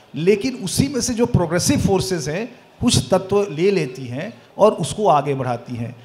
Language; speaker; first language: Hindi; native; Hindi